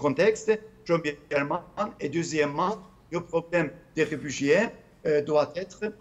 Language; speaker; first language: French; non-native, fluent; Turkish